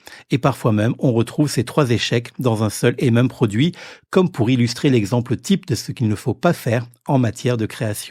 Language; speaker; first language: French; native; French